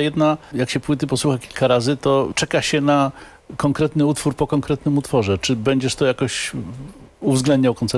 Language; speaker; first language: Polish; native; Polish